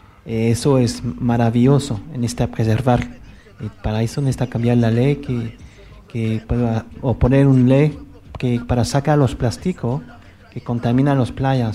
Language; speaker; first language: Spanish; non-native, learner; French